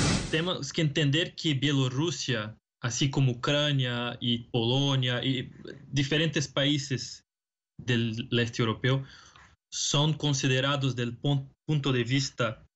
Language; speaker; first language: Spanish; non-native, fluent; Portuguese